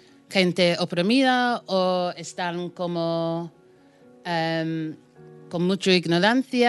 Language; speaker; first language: Spanish; non-native, fluent; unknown